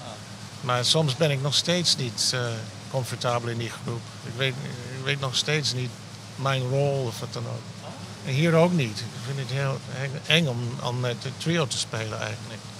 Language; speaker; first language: Dutch; non-native, fluent; English